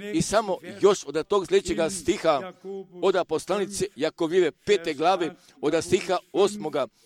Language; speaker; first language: Croatian; early bilingual, heritage; Croatian